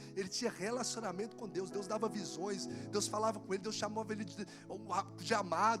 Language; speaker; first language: Portuguese; native; Portuguese